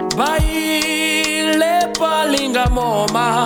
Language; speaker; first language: French; non-native, local second language; Wolof